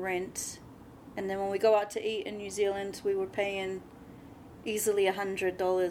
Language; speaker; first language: English; native; English